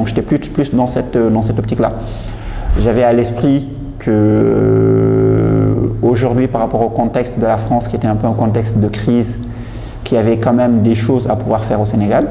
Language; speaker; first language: French; non-native, local second language; Wolof